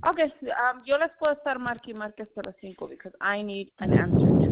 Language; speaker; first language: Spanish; early bilingual, heritage; Spanish